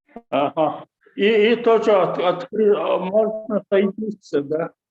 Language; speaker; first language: Russian; non-native, fluent; Mongolian